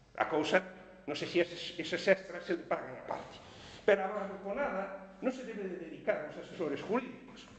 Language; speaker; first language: Spanish; non-native, local second language; Galician